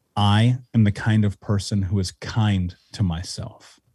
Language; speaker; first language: English; native; English